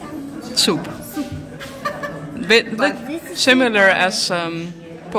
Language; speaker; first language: English; non-native, fluent; Dutch